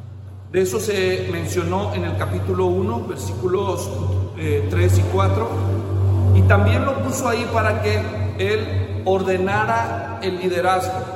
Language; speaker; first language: Spanish; native; Spanish